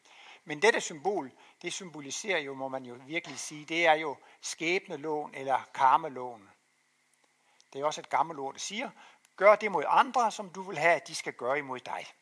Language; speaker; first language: Danish; native; Danish